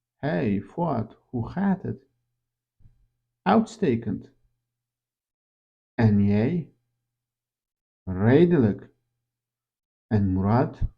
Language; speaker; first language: Dutch; non-native, fluent; Turkish